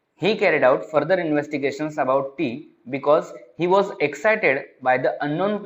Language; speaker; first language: English; non-native, local second language; Marathi